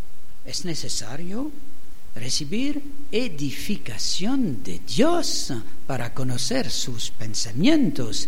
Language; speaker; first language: Spanish; non-native, fluent; French